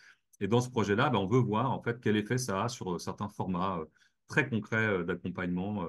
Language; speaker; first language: French; native; French